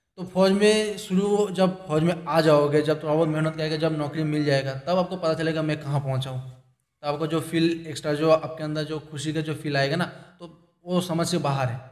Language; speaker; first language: Hindi; non-native, local second language; Bangla